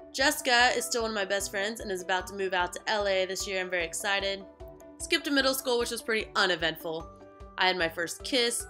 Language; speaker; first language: English; native; English